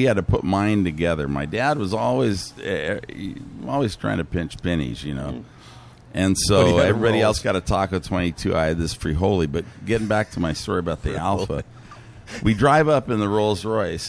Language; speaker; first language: English; native; English